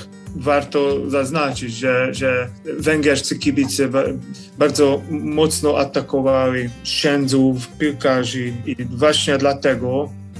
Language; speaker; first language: Polish; non-native, fluent; Hungarian